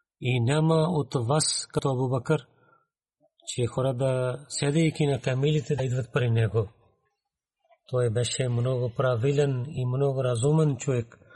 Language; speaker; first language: Bulgarian; non-native, fluent; Urdu